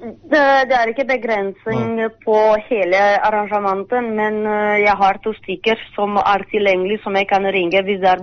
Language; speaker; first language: Norwegian; non-native, fluent; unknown